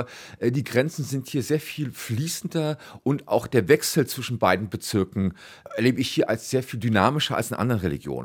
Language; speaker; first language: German; native; German